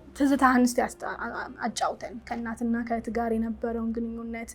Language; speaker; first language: Amharic; native; Amharic